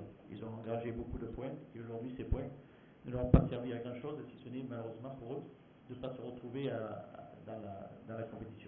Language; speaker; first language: French; native; French